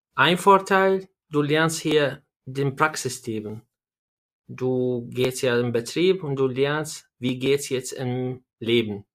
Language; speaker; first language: German; non-native, learner; Arabic